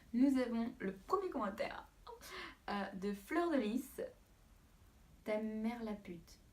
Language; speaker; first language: French; native; French